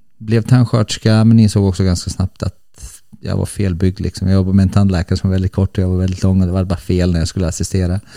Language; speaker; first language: Swedish; early bilingual, other home language; Bosnian